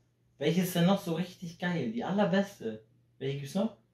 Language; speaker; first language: German; early bilingual, heritage; Polish